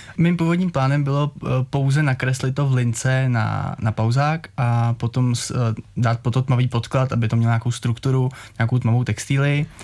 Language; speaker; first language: Czech; native; Czech